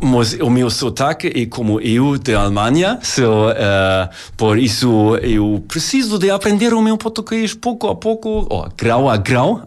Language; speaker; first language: Portuguese; non-native, learner; German